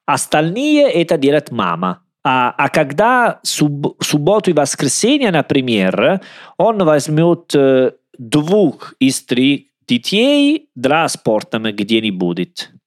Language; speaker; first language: Russian; non-native, learner; Italian